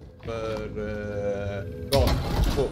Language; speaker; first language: Swedish; native; Swedish